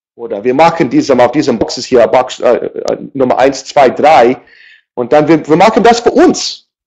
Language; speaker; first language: German; non-native, learner; English